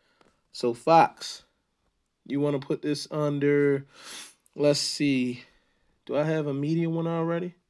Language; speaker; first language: English; native; English